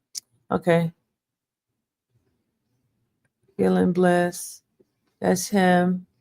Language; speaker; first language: English; native; English